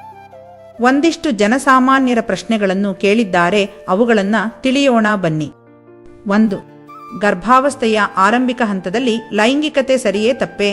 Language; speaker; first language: Kannada; native; Kannada